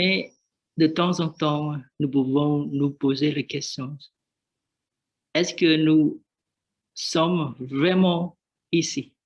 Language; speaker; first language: French; non-native, learner; Vietnamese